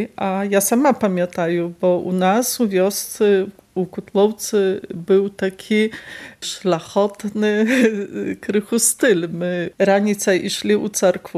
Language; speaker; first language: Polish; non-native, local second language; Belarusian